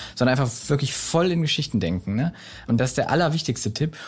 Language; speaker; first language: German; native; German